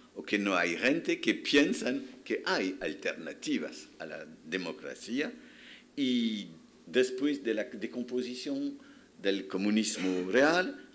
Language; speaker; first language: Spanish; non-native, fluent; French